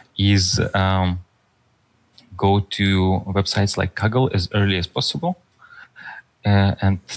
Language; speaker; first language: English; non-native, fluent; Russian